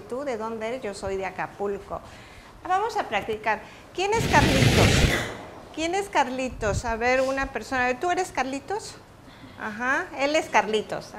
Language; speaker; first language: Spanish; native; Spanish